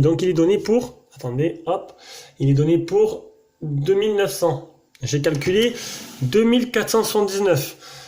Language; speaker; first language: French; native; French